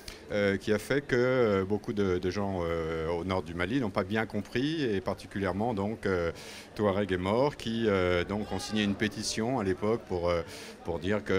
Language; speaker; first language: French; native; French